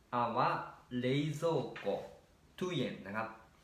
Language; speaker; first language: Thai; native; Thai